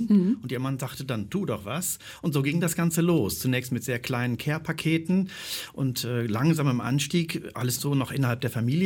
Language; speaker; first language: German; native; German